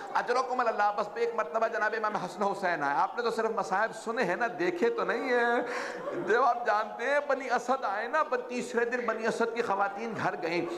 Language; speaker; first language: Urdu; native; Urdu